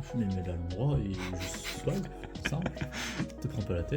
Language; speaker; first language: French; native; French